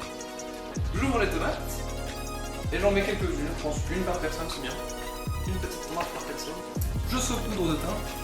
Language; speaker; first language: French; native; French